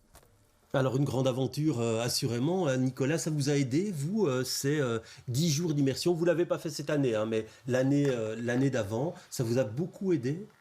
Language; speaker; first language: French; native; French